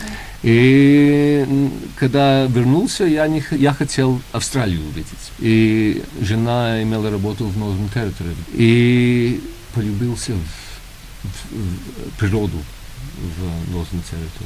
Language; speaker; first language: Russian; early bilingual, heritage; Russian